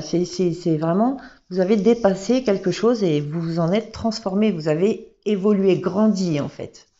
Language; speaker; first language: French; native; French